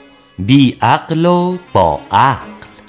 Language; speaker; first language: Persian; native; Persian